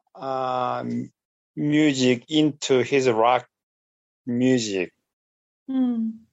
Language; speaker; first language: English; non-native, fluent; Korean